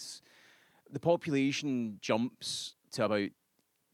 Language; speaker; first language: English; native; English